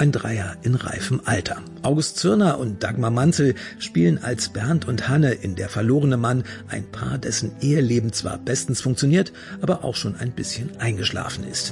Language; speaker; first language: German; native; German